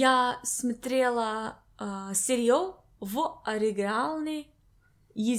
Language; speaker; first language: Russian; non-native, learner; English